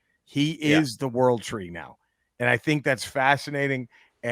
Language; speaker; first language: English; native; English